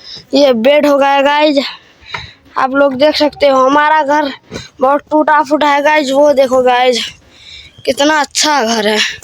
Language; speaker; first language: Hindi; non-native, local second language; Maithili